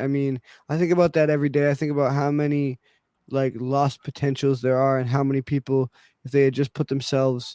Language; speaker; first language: English; native; English